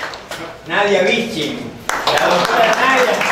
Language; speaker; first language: Spanish; native; Spanish